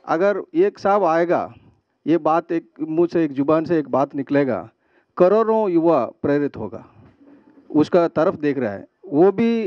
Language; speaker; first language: Hindi; non-native, local second language; Telugu